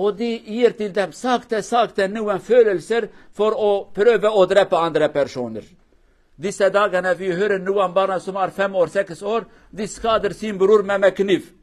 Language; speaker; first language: Norwegian; non-native, fluent; Kurdish